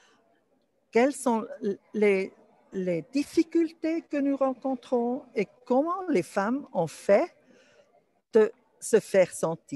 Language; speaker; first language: French; non-native, local second language; German